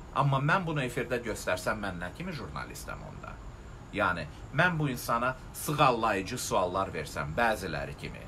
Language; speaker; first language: Azerbaijani; non-native, local second language; Russian